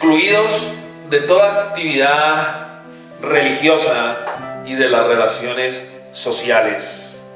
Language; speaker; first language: Spanish; native; Spanish